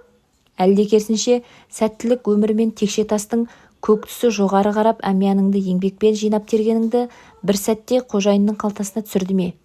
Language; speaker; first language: Kazakh; native; Kazakh